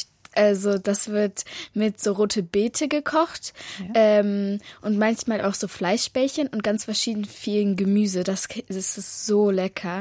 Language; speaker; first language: German; early bilingual, other home language; Ukrainian